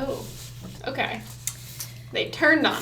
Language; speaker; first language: English; native; English